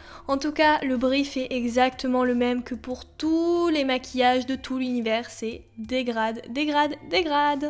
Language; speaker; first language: French; native; French